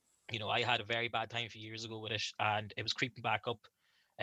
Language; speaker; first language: English; native; English